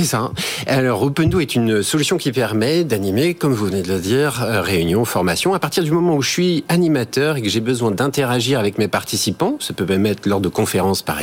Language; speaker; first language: French; native; French